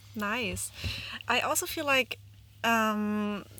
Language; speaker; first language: English; non-native, fluent; German